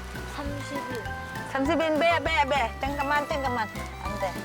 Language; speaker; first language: Korean; non-native, learner; Vietnamese